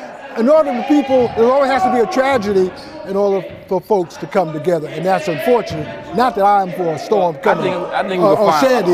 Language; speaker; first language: English; native; English